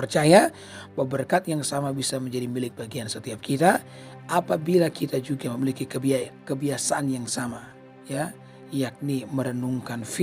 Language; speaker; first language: Indonesian; native; Indonesian